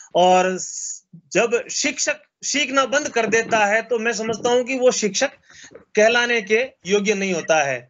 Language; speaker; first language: Hindi; native; Hindi